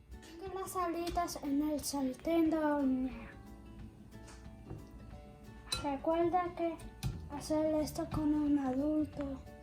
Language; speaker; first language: Spanish; early bilingual, heritage; English